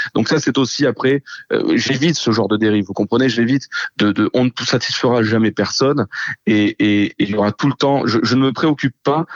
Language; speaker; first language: French; native; French